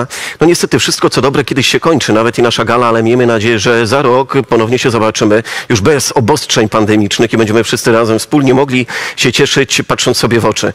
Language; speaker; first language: Polish; native; Polish